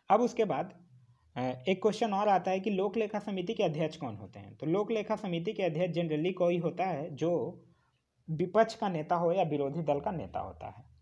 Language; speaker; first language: Hindi; native; Hindi